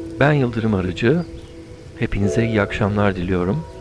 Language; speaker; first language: Turkish; native; Turkish